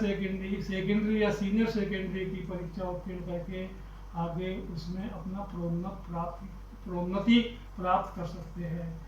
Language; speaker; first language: Hindi; native; Hindi